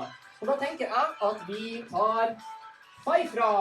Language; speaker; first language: Norwegian; native; Norwegian